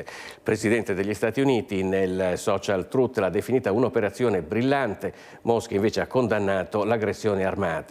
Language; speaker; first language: Italian; native; Italian